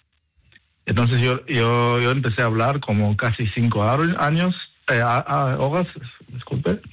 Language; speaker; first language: Spanish; non-native, learner; Hebrew